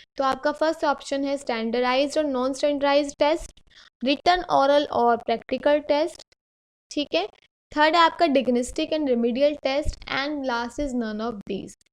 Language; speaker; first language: Hindi; native; Hindi